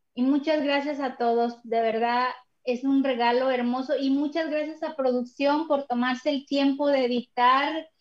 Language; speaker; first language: Spanish; native; Spanish